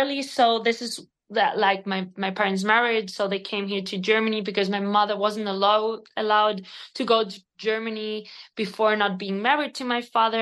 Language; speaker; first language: English; non-native, fluent; Spanish